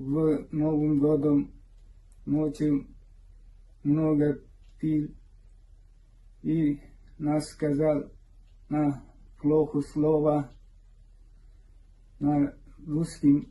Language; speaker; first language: Russian; non-native, learner; Uzbek